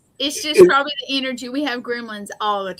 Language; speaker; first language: English; native; English